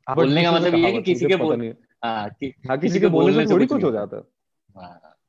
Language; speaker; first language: Hindi; native; Hindi